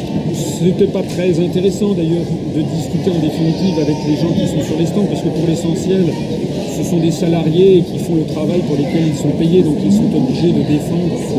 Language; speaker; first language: French; native; French